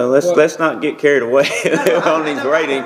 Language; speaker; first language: English; native; English